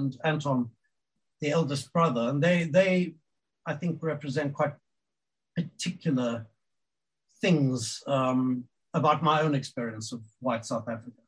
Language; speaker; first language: English; native; English